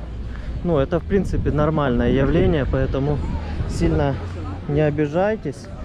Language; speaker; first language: Russian; native; Russian